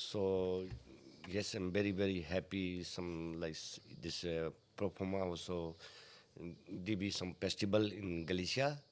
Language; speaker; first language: English; non-native, learner; Hindi